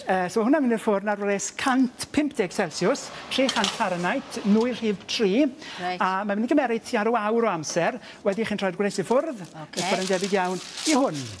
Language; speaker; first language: Welsh; native; Welsh